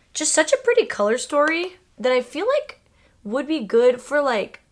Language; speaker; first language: English; early bilingual, other home language; Spanish